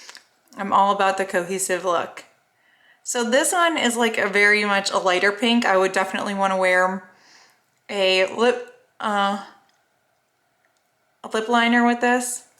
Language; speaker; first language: English; native; English